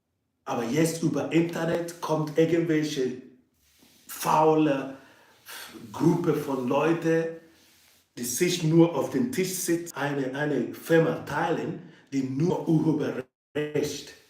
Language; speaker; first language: German; non-native, fluent; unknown